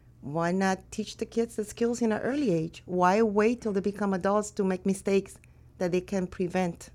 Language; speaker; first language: English; early bilingual, other home language; Spanish